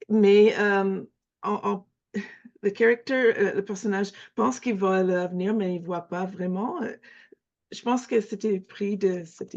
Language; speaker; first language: French; non-native, fluent; English